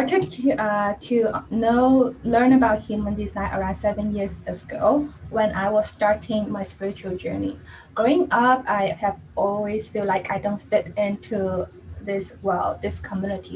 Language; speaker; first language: English; non-native, local second language; Cantonese